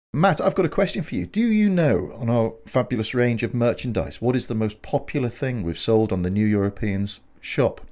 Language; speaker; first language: English; native; English